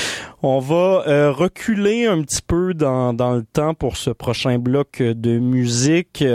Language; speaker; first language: French; native; French